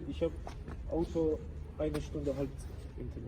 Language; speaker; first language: German; non-native, learner; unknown